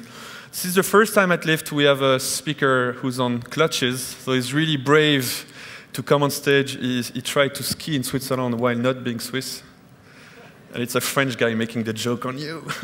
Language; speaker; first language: English; non-native, fluent; French